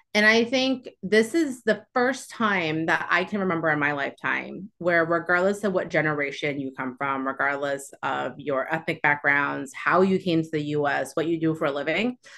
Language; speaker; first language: English; early bilingual, other home language; Chinese